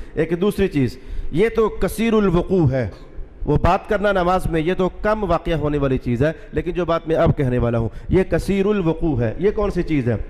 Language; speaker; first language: Urdu; non-native, local second language; Punjabi